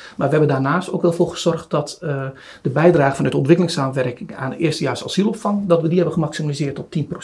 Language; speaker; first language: Dutch; early bilingual, other home language; Turoyo